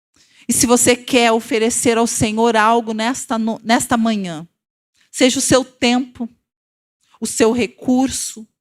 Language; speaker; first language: Portuguese; native; Portuguese